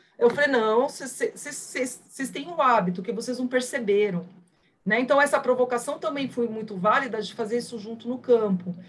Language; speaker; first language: Portuguese; early bilingual, other home language; Spanish